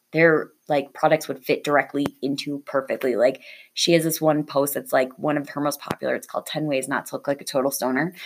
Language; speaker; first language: English; native; English